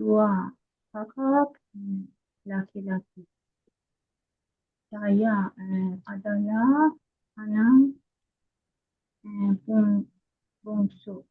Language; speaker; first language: Indonesian; non-native, learner; Persian